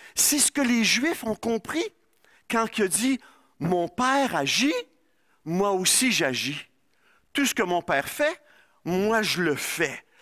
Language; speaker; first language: French; native; French